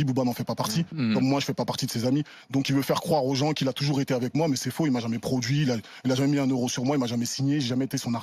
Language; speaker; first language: French; native; French